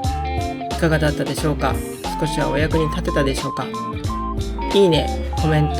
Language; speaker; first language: Japanese; native; Japanese